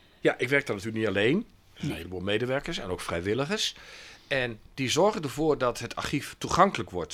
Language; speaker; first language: Dutch; native; Dutch